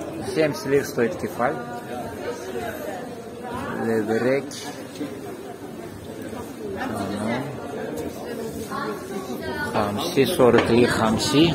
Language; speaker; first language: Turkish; non-native, learner; Russian